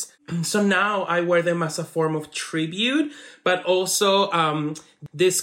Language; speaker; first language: English; non-native, fluent; Spanish